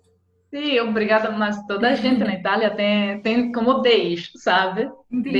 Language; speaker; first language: Portuguese; non-native, fluent; Italian